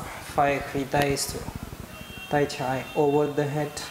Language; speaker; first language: English; non-native, local second language; Hindi